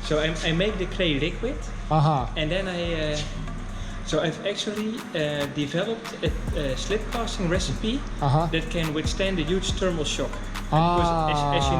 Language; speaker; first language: English; non-native, fluent; Dutch